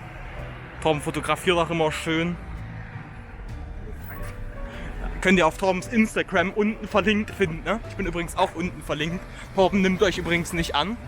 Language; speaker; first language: German; native; German